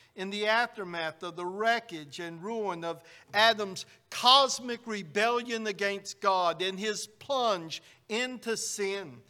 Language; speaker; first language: English; native; English